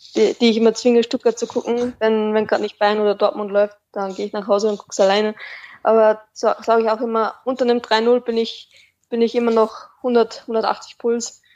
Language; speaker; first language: German; native; German